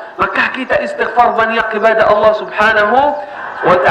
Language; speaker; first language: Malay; non-native, learner; Arabic